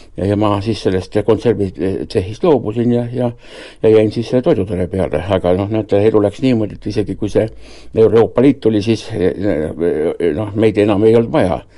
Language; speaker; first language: Estonian; native; Estonian